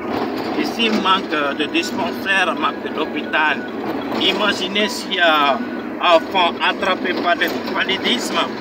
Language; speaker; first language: French; non-native, local second language; Malagasy